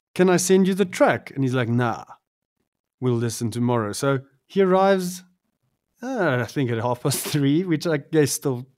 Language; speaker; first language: English; non-native, local second language; Afrikaans